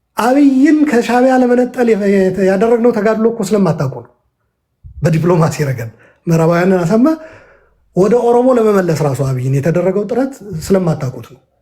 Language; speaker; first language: Amharic; non-native, local second language; Tigrinya